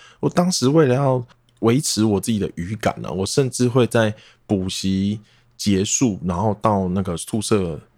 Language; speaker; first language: Chinese; non-native, local second language; Min Nan Chinese